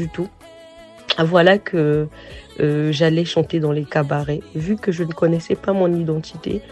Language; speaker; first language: French; non-native, local second language; Sango